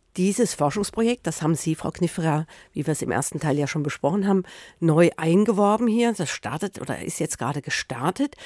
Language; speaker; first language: German; native; German